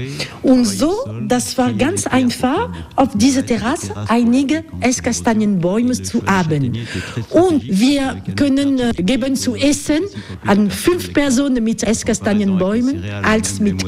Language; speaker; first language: German; non-native, learner; French